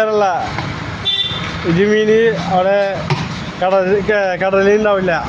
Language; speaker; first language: Malayalam; non-native, local second language; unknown